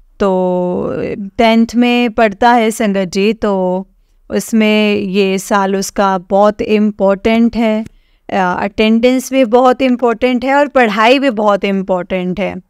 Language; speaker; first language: Hindi; native; Hindi